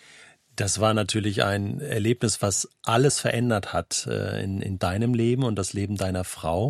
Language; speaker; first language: German; native; German